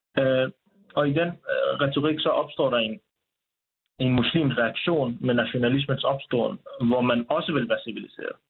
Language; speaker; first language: Danish; early bilingual, other home language; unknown